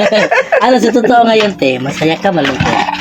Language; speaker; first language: Filipino; non-native, local second language; Cebuano